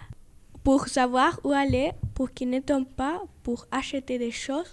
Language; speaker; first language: French; non-native, learner; Spanish